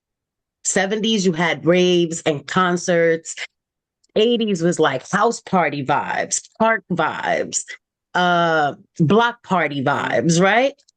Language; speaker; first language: English; native; English